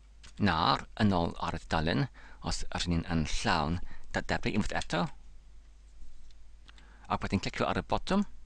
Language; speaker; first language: Welsh; non-native, fluent; English